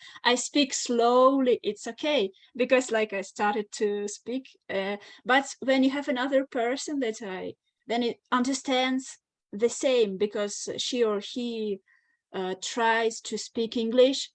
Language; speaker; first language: English; non-native, fluent; Russian